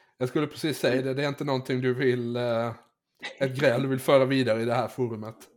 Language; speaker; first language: Swedish; native; Swedish